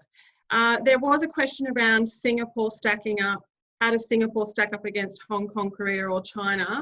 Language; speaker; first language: English; native; English